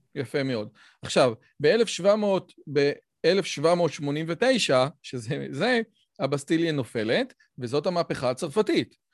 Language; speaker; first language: Hebrew; native; Hebrew